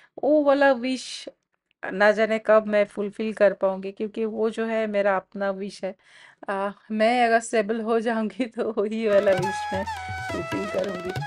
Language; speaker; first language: Hindi; non-native, local second language; Bangla